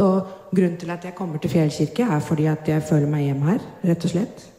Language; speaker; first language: Norwegian; non-native, fluent; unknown